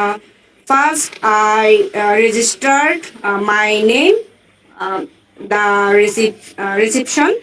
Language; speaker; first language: English; non-native, learner; Bangla